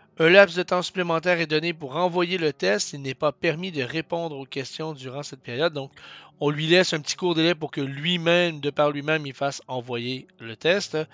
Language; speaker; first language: French; native; French